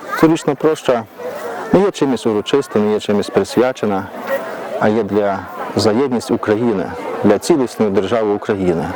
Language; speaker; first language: Ukrainian; native; Ukrainian